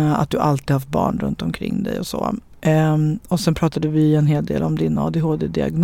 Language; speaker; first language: Swedish; native; Swedish